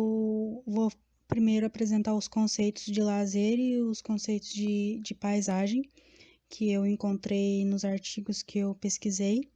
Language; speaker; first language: Portuguese; native; Portuguese